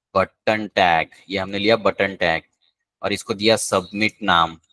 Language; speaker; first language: Hindi; non-native, local second language; Marathi